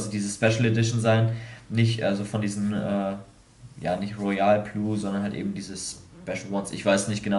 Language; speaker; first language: German; native; German